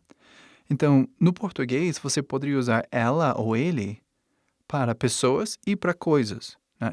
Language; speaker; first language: Portuguese; non-native, fluent; English